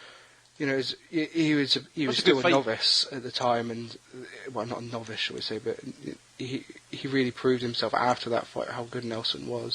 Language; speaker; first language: English; native; English